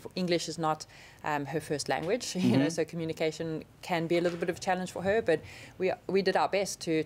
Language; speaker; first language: English; native; English